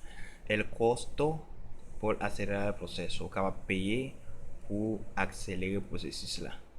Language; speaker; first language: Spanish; non-native, learner; Haitian Creole